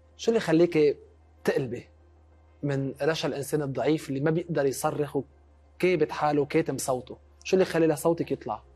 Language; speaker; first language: Arabic; native; Arabic